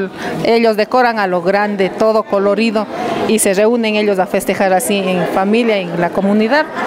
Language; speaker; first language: Spanish; native; Spanish